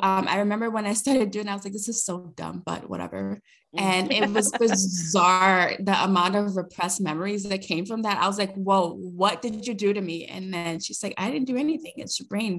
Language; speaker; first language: English; early bilingual, other home language; Spanish